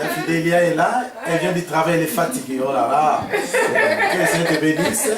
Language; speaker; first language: French; non-native, local second language; Lingala